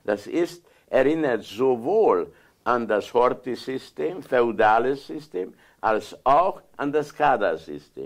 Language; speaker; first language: German; non-native, fluent; Hungarian